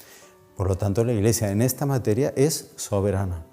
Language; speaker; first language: Spanish; native; Spanish